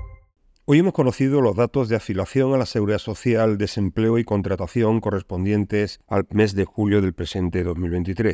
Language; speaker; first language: Spanish; native; Spanish